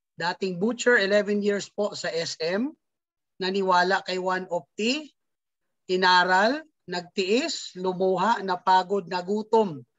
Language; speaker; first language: Filipino; native; Filipino